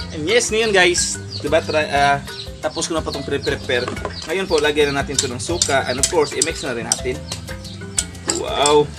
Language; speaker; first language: Filipino; non-native, local second language; Cebuano